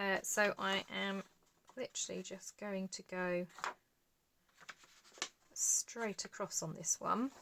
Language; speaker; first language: English; native; English